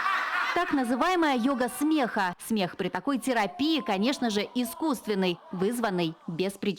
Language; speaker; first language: Russian; native; Russian